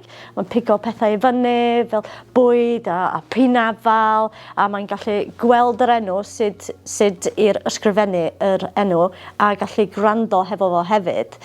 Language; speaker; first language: Welsh; non-native, local second language; English